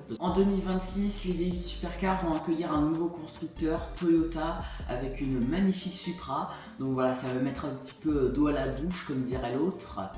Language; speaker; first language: French; native; French